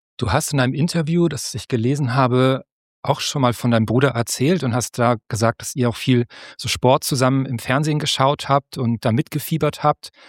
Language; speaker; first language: German; native; German